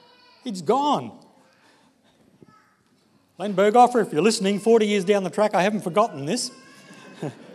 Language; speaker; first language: English; native; English